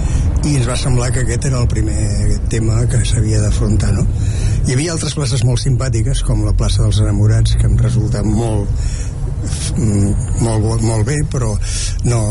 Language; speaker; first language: Catalan; non-native, local second language; Spanish